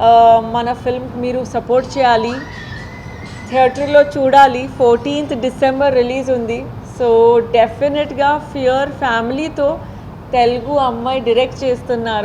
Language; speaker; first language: Telugu; non-native, fluent; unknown